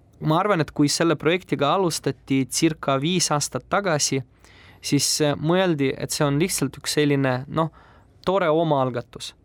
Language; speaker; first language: Estonian; non-native, local second language; Russian